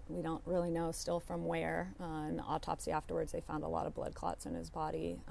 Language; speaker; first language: English; native; English